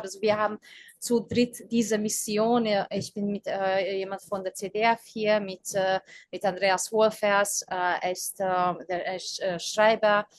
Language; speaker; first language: German; non-native, fluent; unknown